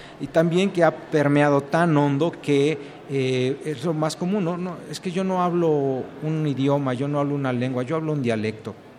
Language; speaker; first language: Spanish; native; Spanish